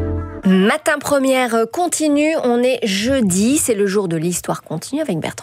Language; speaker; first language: French; native; French